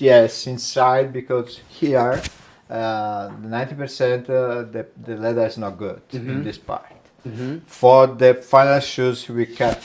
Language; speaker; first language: English; non-native, learner; Italian